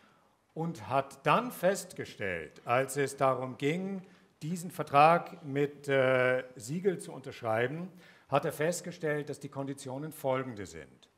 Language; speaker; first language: German; native; German